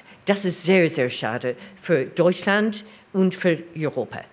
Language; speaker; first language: German; non-native, learner; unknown